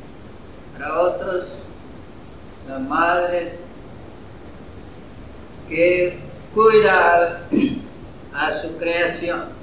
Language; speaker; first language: Spanish; non-native, fluent; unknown